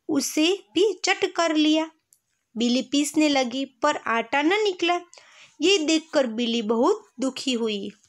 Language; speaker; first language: Hindi; non-native, local second language; Gujarati